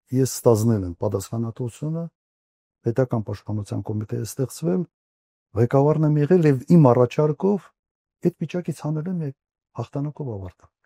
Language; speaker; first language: Armenian; native; Armenian